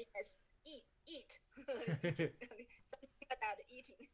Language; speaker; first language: English; non-native, learner; Chinese